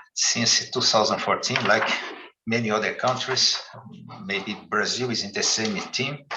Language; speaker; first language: English; non-native, fluent; Portuguese